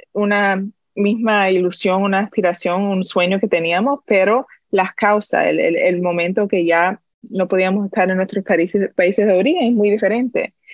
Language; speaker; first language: Spanish; early bilingual, heritage; Spanish